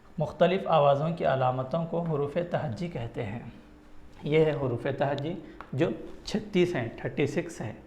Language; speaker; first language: Urdu; native; Urdu